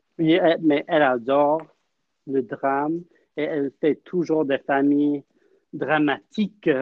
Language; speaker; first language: French; non-native, learner; English